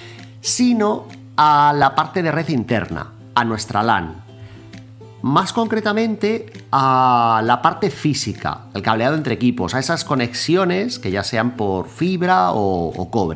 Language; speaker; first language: Spanish; native; Spanish